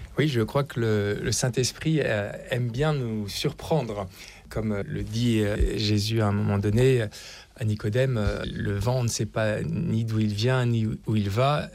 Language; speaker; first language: French; native; French